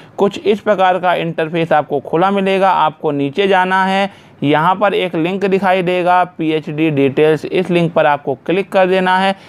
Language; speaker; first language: Hindi; native; Hindi